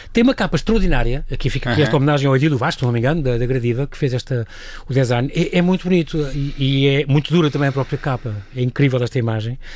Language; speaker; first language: Portuguese; native; Portuguese